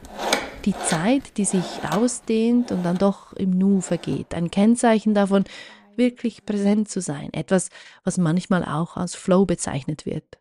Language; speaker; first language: German; native; German